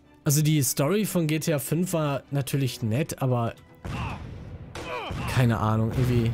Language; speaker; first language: German; native; German